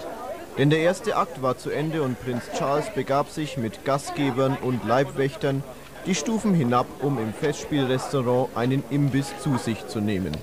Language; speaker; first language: German; native; German